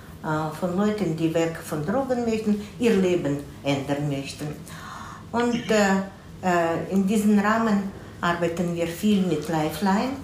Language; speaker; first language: German; non-native, fluent; Russian